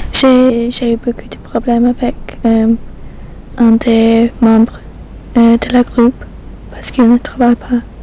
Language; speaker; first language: French; non-native, learner; English